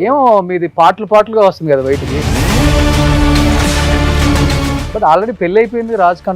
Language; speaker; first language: Telugu; native; Telugu